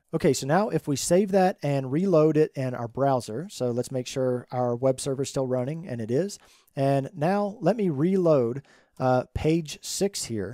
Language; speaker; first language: English; native; English